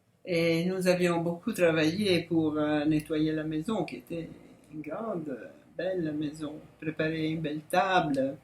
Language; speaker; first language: French; non-native, fluent; Italian